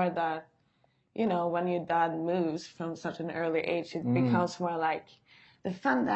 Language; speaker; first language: English; non-native, fluent; Swedish